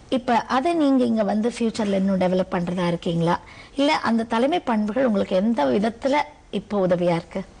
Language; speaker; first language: Tamil; native; Tamil